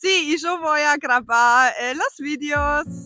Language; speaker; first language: Spanish; non-native, learner; German